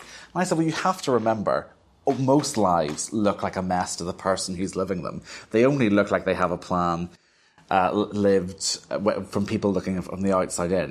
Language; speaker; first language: English; native; English